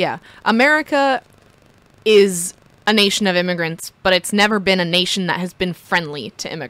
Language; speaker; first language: English; native; English